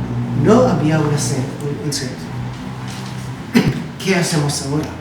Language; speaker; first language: Spanish; non-native, learner; Hebrew